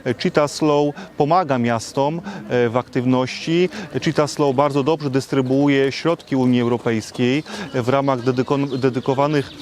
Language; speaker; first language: Polish; native; Polish